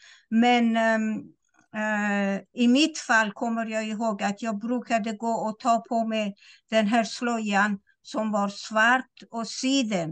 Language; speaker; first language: Swedish; non-native, fluent; Persian